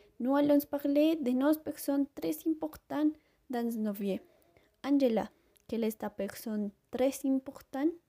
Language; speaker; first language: French; non-native, learner; Spanish